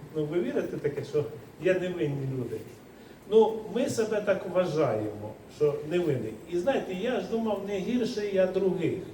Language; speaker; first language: Ukrainian; native; Ukrainian